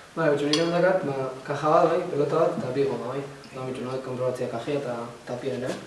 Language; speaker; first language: Basque; native; Basque